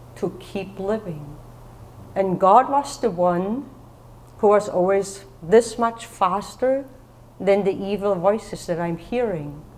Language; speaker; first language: English; non-native, fluent; German